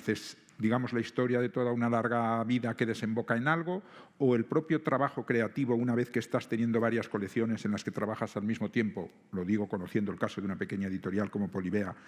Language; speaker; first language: Spanish; native; Spanish